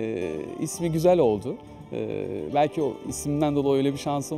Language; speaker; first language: Turkish; native; Turkish